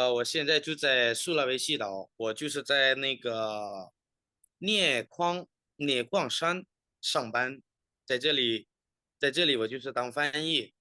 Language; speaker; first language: Chinese; non-native, fluent; Indonesian